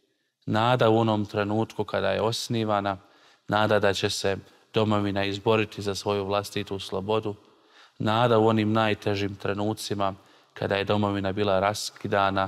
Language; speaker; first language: Croatian; native; Croatian